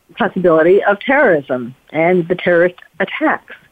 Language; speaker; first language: English; native; English